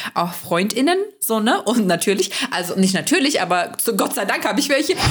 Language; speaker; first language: German; non-native, fluent; Turkish